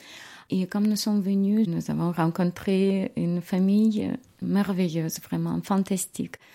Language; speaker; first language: French; non-native, learner; Ukrainian